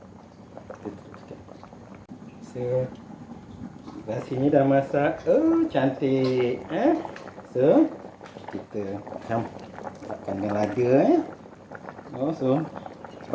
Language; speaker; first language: Malay; native; Malay